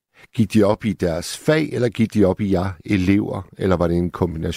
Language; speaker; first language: Danish; native; Danish